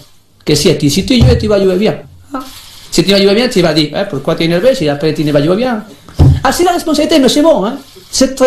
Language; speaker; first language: French; non-native, learner; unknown